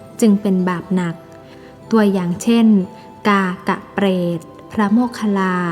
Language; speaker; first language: Thai; native; Thai